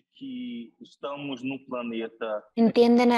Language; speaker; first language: Spanish; non-native, learner; Portuguese